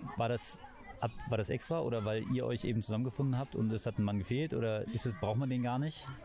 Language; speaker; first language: German; native; German